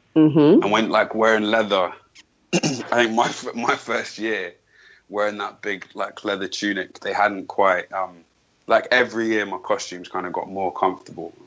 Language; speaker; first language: English; native; English